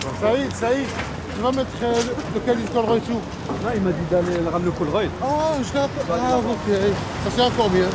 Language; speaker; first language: French; native; French